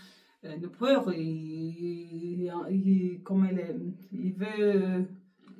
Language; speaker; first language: French; non-native, learner; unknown